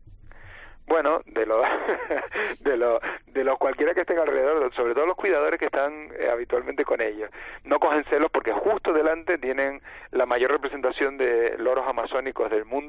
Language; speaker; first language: Spanish; native; Spanish